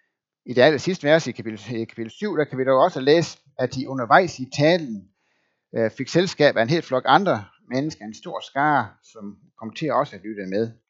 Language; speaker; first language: Danish; native; Danish